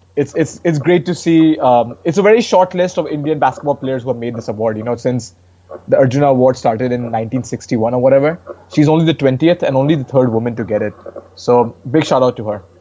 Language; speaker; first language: English; non-native, local second language; Hindi